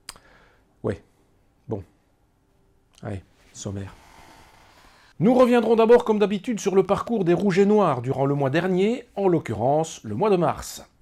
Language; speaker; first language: French; native; French